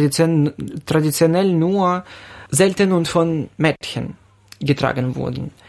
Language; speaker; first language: German; non-native, fluent; Ukrainian